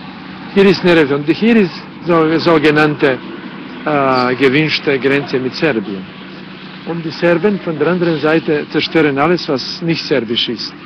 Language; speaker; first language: German; non-native, fluent; Croatian